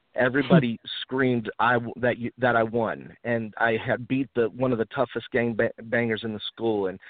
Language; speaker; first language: English; early bilingual, other home language; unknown